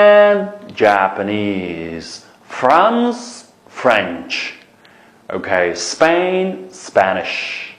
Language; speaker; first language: English; non-native, fluent; Uyghur